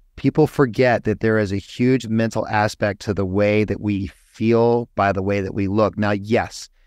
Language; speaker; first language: English; native; English